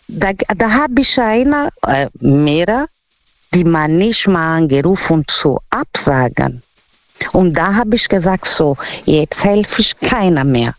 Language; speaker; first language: German; non-native, learner; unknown